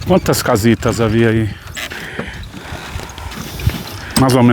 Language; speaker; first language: Spanish; non-native, learner; Portuguese